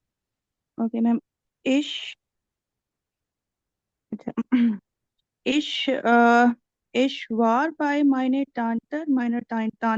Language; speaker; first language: German; non-native, learner; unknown